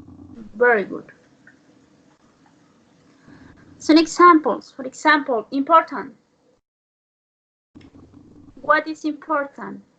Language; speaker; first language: English; non-native, learner; Spanish